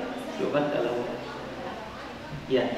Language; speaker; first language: Indonesian; non-native, fluent; Arabic